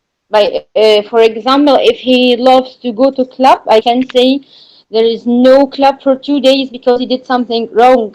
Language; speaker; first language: English; non-native, learner; Arabic